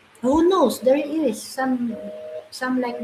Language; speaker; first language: English; non-native, local second language; Filipino